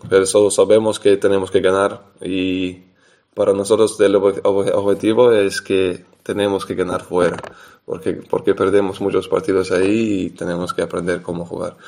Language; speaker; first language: Spanish; non-native, fluent; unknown